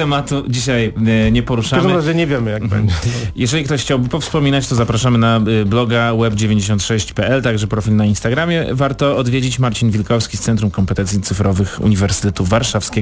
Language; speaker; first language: Polish; native; Polish